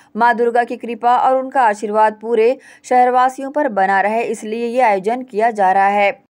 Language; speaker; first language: Hindi; native; Hindi